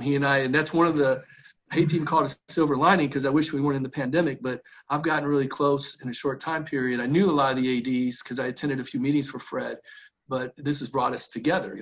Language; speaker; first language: English; native; English